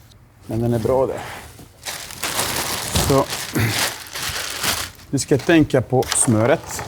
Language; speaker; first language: Swedish; non-native, fluent; Bosnian